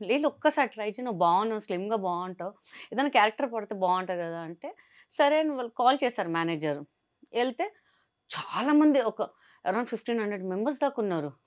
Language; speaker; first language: Telugu; non-native, local second language; Hindi